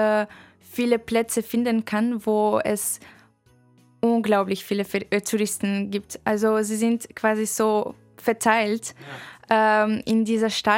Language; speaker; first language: German; non-native, fluent; Russian